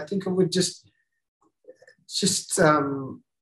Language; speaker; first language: English; native; English